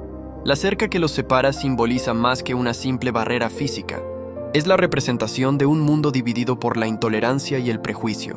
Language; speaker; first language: Spanish; native; Spanish